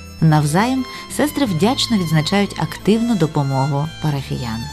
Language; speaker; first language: Ukrainian; native; Ukrainian